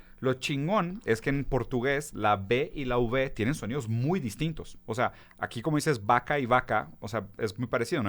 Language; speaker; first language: Spanish; early bilingual, other home language; Portuguese